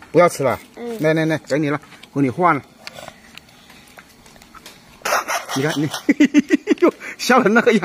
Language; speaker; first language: Chinese; native; Chinese